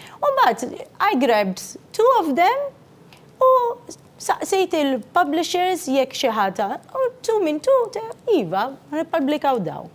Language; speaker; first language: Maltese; non-native, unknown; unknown